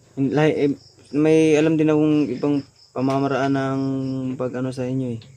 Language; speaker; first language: Filipino; non-native, local second language; Cebuano